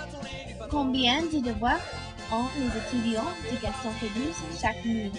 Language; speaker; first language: French; non-native, learner; English